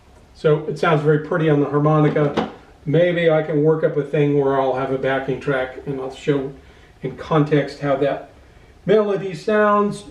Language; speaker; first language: English; native; English